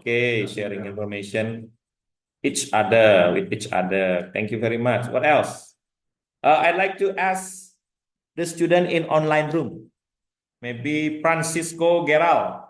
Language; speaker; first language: English; non-native, fluent; Indonesian